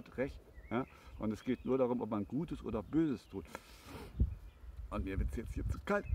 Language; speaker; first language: German; native; German